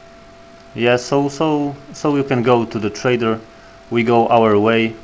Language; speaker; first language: English; non-native, learner; Polish